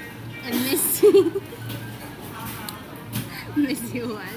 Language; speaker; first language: French; non-native, learner; Thai